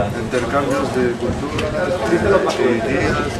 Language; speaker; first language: Spanish; non-native, learner; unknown